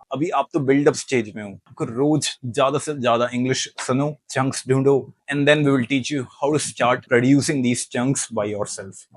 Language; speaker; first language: Hindi; native; Hindi